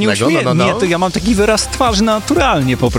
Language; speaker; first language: Polish; native; Polish